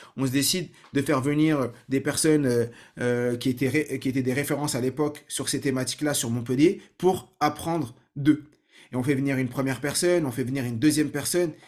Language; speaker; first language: French; native; French